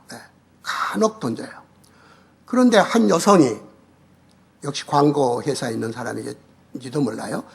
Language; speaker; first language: Korean; native; Korean